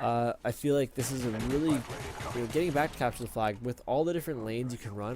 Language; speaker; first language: English; native; English